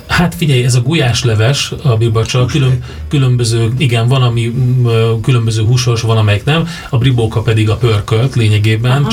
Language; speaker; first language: Hungarian; native; Hungarian